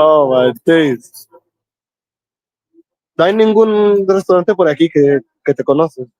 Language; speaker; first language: Spanish; non-native, learner; English